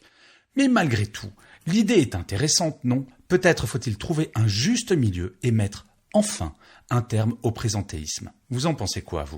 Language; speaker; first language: French; native; French